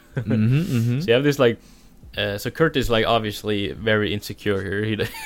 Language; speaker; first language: English; non-native, fluent; Norwegian